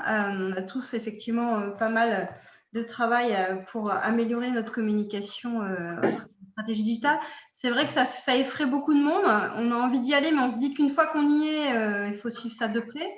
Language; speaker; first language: French; native; French